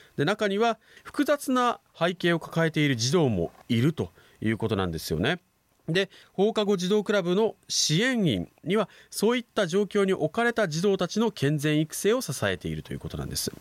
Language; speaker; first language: Japanese; native; Japanese